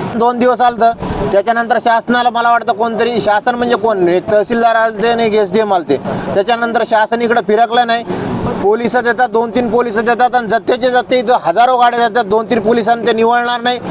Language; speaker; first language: Marathi; non-native, local second language; Lambadi